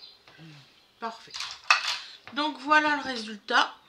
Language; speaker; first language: French; native; French